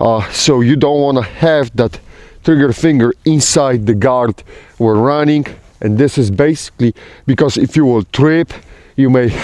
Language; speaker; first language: English; non-native, fluent; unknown